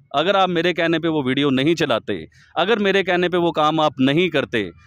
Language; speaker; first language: Urdu; native; Urdu